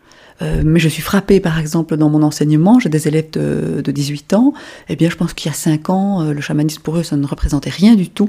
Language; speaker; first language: French; native; French